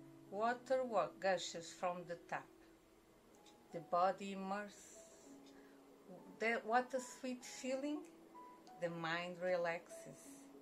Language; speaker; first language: English; non-native, fluent; Portuguese